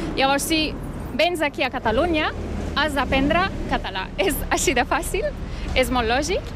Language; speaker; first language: Catalan; non-native, fluent; Turkish